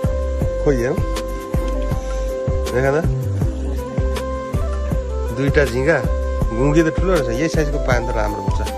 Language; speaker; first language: Nepali; native; Nepali